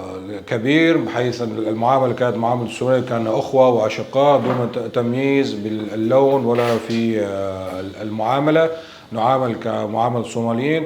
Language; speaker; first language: Arabic; native; Arabic